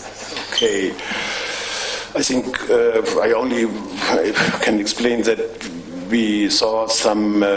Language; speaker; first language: English; non-native, fluent; German